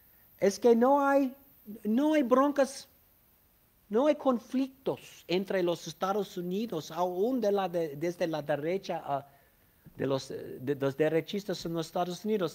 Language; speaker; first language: Spanish; non-native, fluent; English